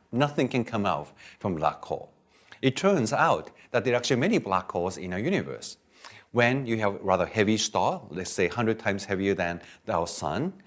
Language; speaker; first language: English; non-native, fluent; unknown